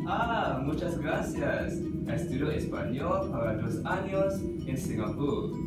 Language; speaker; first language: Spanish; non-native, learner; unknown